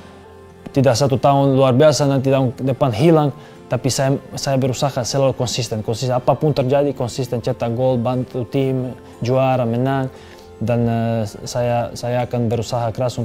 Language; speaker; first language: Indonesian; non-native, fluent; Serbian